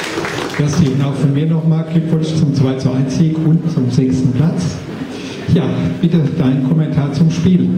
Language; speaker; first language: German; native; German